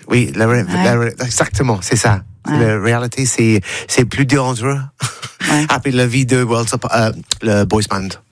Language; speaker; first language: French; non-native, learner; English